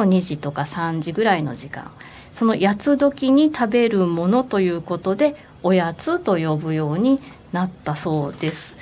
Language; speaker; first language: Japanese; native; Japanese